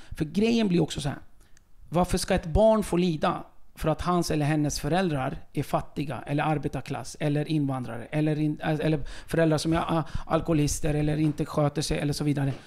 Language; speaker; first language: Swedish; early bilingual, other home language; Kurdish